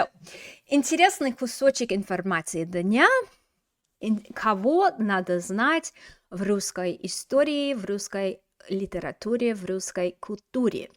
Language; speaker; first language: Russian; non-native, fluent; English